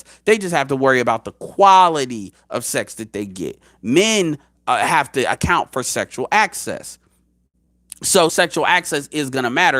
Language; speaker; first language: English; native; English